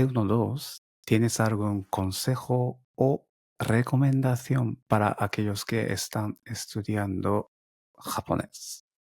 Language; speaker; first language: Spanish; non-native, fluent; Japanese